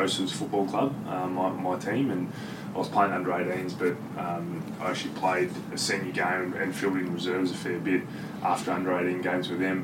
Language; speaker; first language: English; native; English